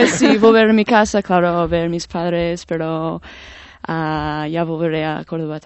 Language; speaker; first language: Spanish; non-native, fluent; English